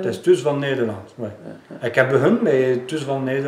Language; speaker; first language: Dutch; non-native, local second language; French